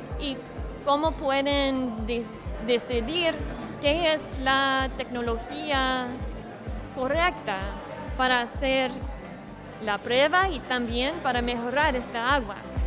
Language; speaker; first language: Spanish; non-native, learner; English